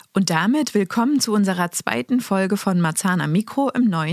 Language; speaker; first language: German; native; German